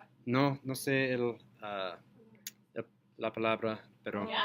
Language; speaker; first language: Spanish; non-native, learner; English